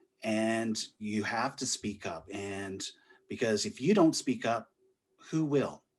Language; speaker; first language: English; native; English